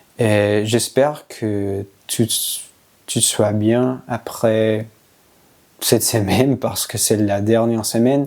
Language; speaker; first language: French; non-native, learner; English